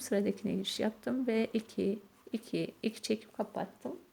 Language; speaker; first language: Turkish; native; Turkish